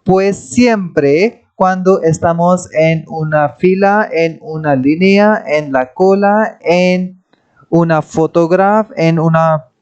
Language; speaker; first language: Spanish; non-native, fluent; Hindi